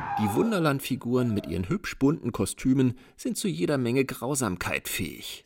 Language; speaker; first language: German; native; German